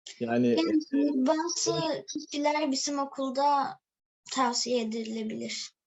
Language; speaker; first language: Turkish; early bilingual, heritage; Turkish